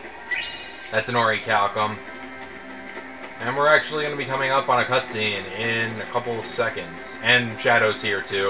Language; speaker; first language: English; native; English